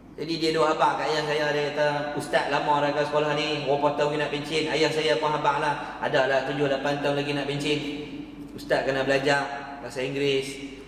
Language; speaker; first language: Malay; native; Malay